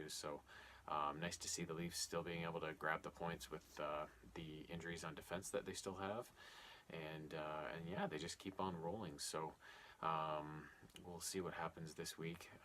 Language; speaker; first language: English; native; English